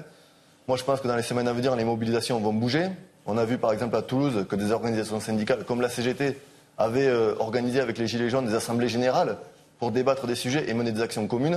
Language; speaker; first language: French; native; French